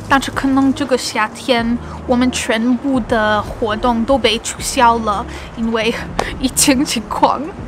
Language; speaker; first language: Chinese; non-native, learner; English